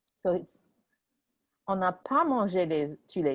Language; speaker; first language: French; non-native, fluent; English